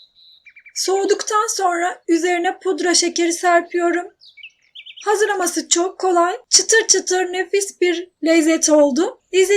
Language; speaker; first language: Turkish; native; Turkish